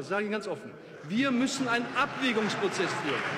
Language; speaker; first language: German; native; German